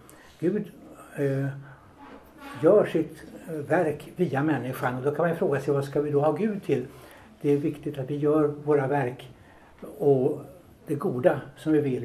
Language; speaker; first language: Swedish; native; Swedish